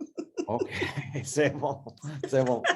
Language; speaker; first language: French; non-native, learner; English